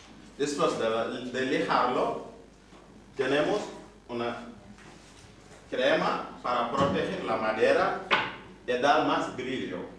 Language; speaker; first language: Spanish; non-native, fluent; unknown